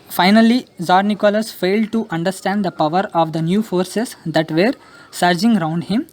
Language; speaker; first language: English; non-native, local second language; Telugu